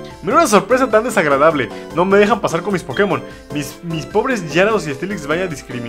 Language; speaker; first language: Spanish; native; Spanish